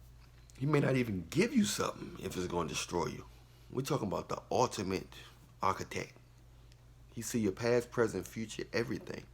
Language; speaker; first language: English; native; English